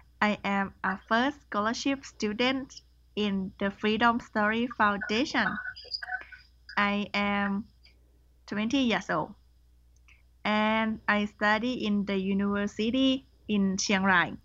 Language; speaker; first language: English; non-native, learner; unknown